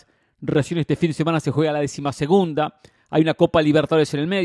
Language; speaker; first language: Spanish; native; Spanish